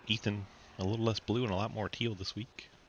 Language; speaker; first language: English; native; English